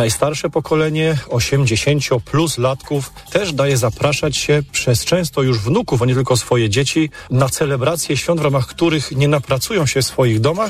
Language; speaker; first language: Polish; native; Polish